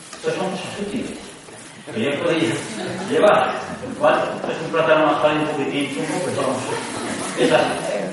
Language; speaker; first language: Spanish; native; Spanish